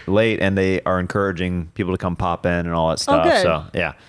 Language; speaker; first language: English; native; English